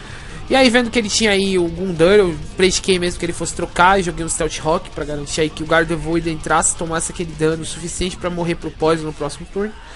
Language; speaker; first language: Portuguese; native; Portuguese